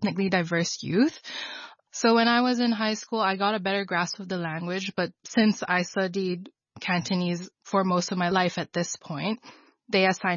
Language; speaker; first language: English; non-native, local second language; Filipino